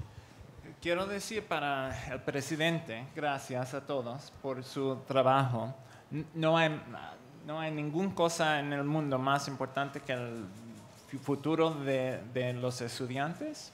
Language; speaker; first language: Spanish; non-native, learner; English